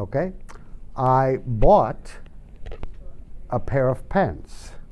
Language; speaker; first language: English; native; English